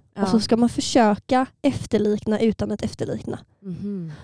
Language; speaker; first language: Swedish; native; Swedish